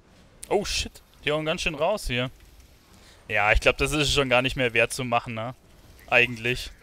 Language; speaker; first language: German; native; German